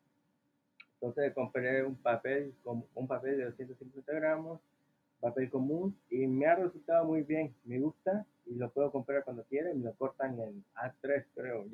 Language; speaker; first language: Spanish; early bilingual, heritage; Spanish